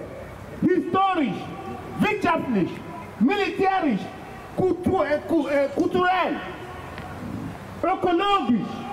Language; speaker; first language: German; non-native, fluent; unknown